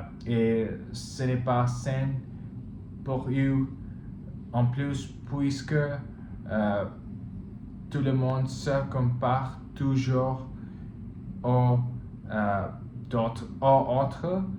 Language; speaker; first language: French; non-native, learner; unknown